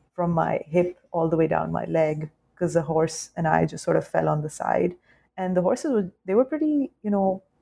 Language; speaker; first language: English; non-native, local second language; Urdu